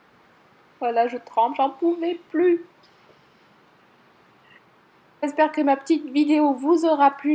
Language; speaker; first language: French; native; French